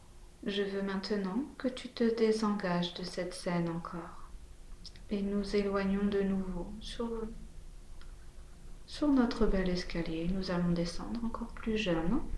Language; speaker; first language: French; native; French